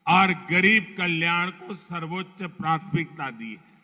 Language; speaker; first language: Hindi; non-native, local second language; Gujarati